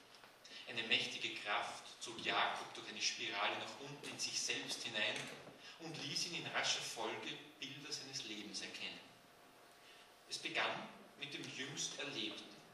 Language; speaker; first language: German; native; German